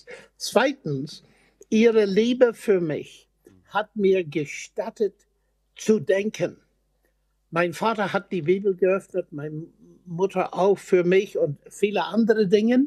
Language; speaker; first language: German; non-native, fluent; English